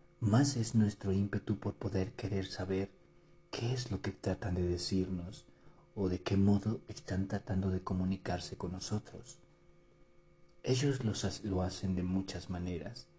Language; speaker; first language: Spanish; native; Spanish